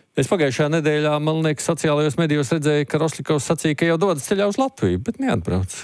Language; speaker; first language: Latvian; native; Latvian